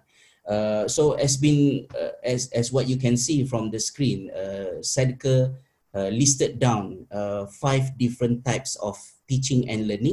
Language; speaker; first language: English; non-native, local second language; Malay